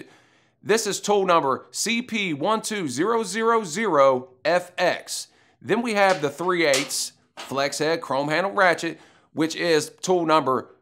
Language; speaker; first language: English; native; English